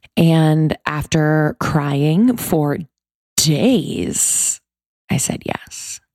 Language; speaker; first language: English; native; English